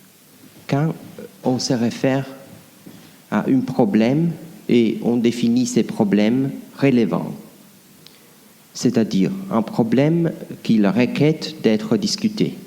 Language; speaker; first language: French; non-native, fluent; Italian